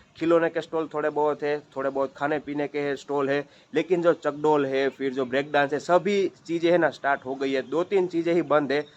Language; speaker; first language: Hindi; non-native, local second language; Gujarati